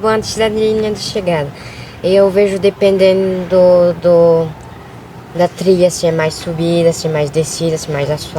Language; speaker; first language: Portuguese; early bilingual, other home language; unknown